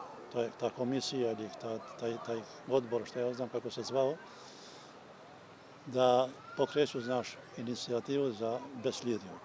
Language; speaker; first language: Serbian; non-native, local second language; Albanian